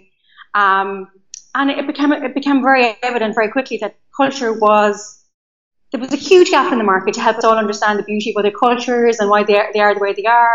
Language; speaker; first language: English; native; English